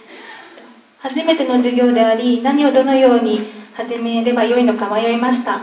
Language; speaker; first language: Japanese; native; Japanese